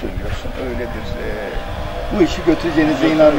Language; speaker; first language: Turkish; native; Turkish